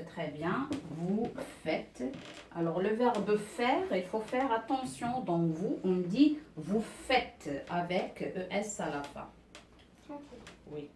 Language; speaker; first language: French; non-native, local second language; Arabic